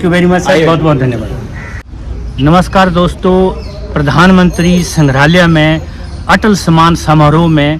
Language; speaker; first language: Hindi; native; Hindi